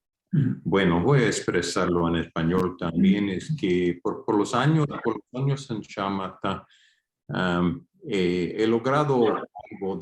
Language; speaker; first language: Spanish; non-native, fluent; English